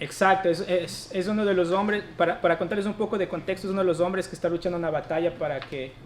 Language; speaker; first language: Spanish; native; Spanish